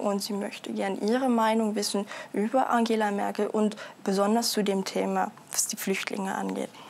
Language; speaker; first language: German; non-native, fluent; French